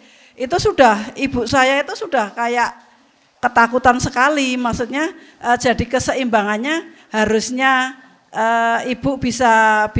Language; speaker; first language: Indonesian; non-native, local second language; Javanese